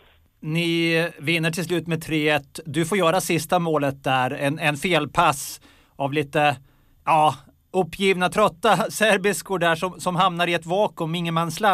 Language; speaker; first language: Swedish; native; Swedish